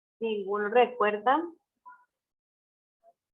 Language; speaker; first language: Spanish; native; Spanish